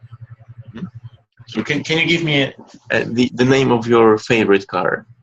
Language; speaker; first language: English; non-native, fluent; Polish